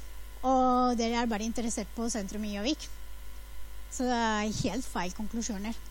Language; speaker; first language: Norwegian; non-native, fluent; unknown